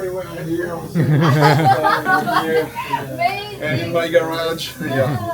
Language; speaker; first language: English; non-native, fluent; French